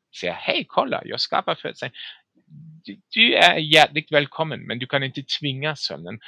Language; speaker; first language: Swedish; non-native, fluent; German